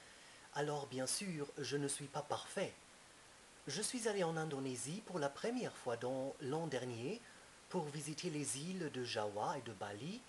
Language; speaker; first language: French; non-native, fluent; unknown